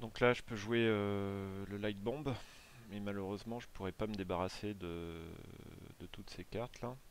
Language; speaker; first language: French; native; French